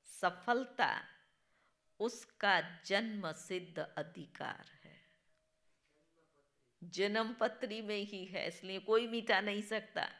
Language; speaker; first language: Hindi; non-native, local second language; Gujarati